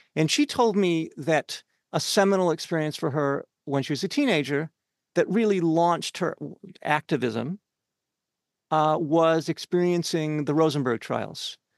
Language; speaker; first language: English; native; English